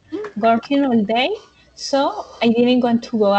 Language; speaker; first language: English; non-native, learner; Spanish